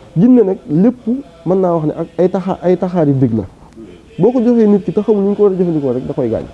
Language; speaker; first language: Wolof; native; Wolof